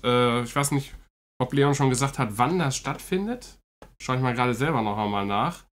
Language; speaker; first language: German; native; German